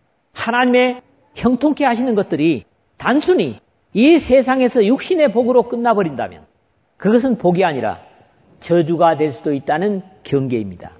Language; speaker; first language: Korean; native; Korean